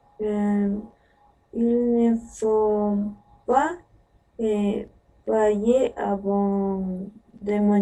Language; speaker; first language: French; non-native, learner; Spanish